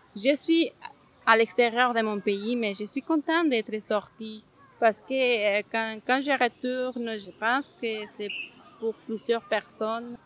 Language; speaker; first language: French; non-native, fluent; Spanish